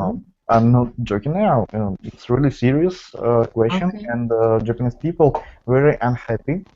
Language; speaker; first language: English; non-native, fluent; Russian